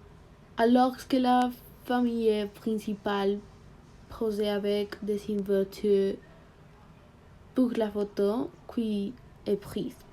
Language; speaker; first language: French; non-native, learner; Spanish